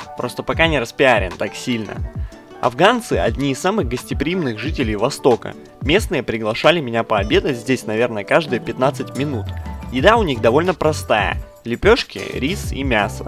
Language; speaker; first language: Russian; native; Russian